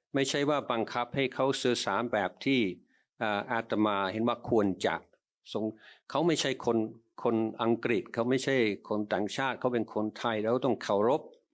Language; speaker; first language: Thai; non-native, fluent; English